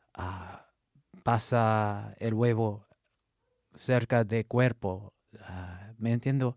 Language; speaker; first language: Spanish; non-native, learner; English